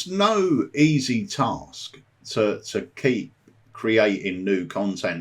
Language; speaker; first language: English; native; English